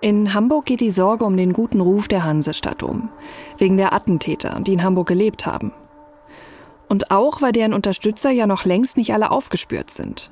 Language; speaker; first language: German; native; German